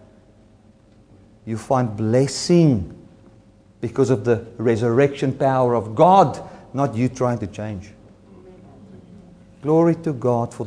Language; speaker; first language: English; non-native, local second language; Afrikaans